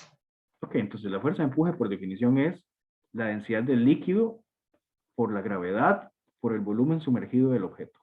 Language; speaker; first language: Spanish; native; Spanish